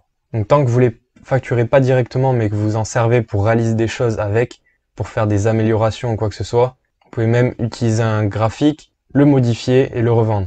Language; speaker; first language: French; native; French